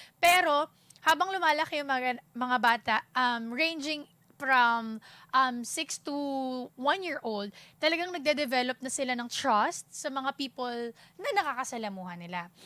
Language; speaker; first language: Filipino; non-native, local second language; Cebuano